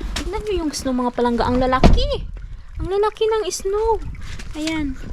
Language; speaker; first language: Filipino; non-native, local second language; Hiligaynon